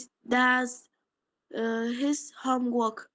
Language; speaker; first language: English; non-native, learner; Polish